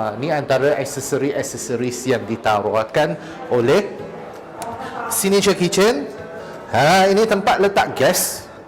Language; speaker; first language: Malay; non-native, local second language; Chinese